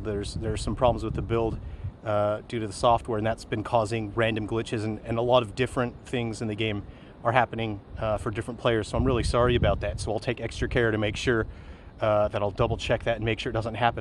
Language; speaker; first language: English; native; English